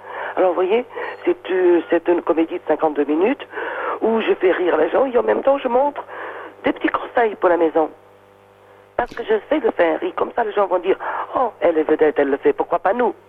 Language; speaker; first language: French; non-native, fluent; Portuguese